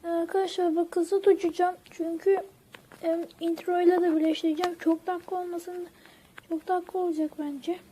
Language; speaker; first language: Turkish; native; Turkish